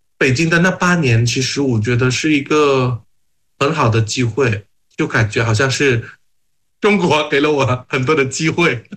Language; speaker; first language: Chinese; non-native, fluent; Thai